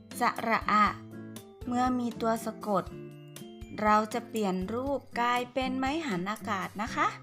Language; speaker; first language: Thai; native; Thai